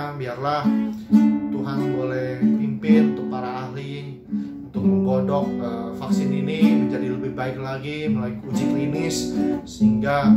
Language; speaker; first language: Indonesian; native; Indonesian